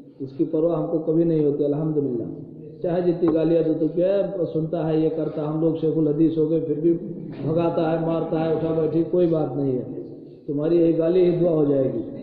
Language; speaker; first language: Urdu; native; Urdu